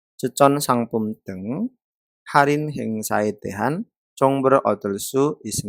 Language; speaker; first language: Korean; non-native, fluent; Indonesian